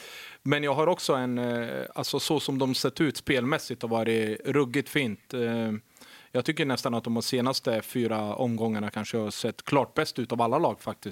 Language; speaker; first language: Swedish; native; Swedish